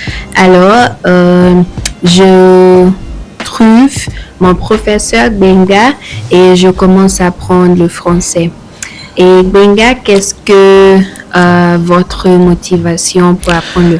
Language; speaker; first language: French; non-native, learner; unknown